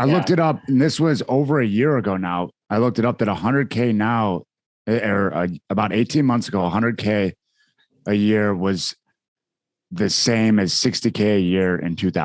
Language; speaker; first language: English; native; English